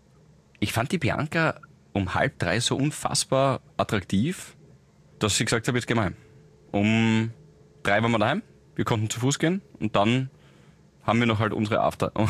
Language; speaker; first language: German; native; German